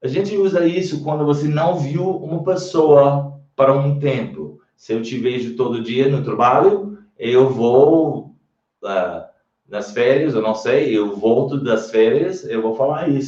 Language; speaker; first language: Portuguese; non-native, fluent; English